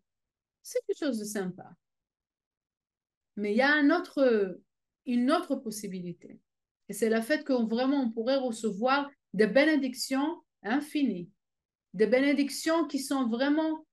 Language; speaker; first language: French; non-native, fluent; Hebrew